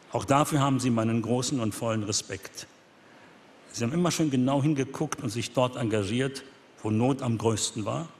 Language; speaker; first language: German; native; German